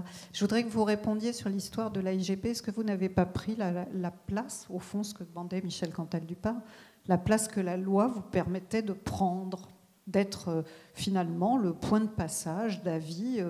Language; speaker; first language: French; native; French